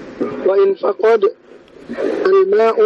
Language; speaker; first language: Arabic; non-native, learner; Indonesian